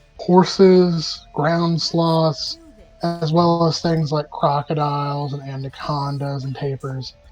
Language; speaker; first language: English; native; English